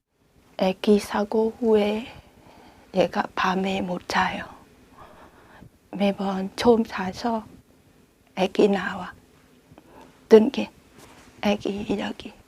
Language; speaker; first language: Korean; non-native, learner; Vietnamese